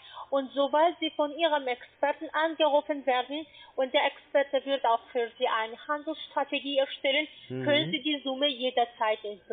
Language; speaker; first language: German; non-native, fluent; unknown